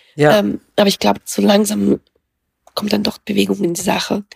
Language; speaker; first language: German; early bilingual, other home language; Russian